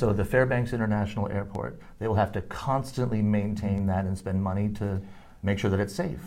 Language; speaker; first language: English; native; English